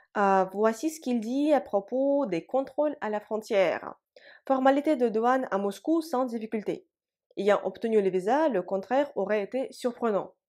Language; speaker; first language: French; non-native, fluent; Russian